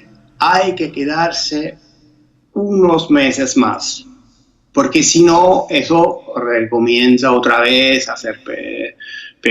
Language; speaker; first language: Spanish; non-native, fluent; Italian